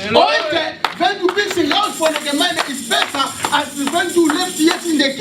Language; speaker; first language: German; non-native, learner; French